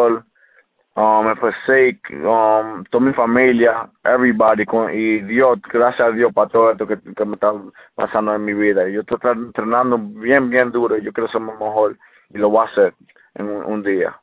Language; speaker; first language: Spanish; early bilingual, heritage; English